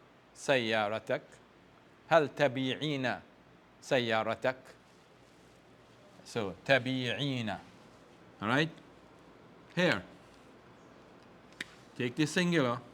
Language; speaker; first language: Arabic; non-native, fluent; English